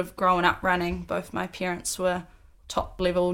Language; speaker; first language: English; native; English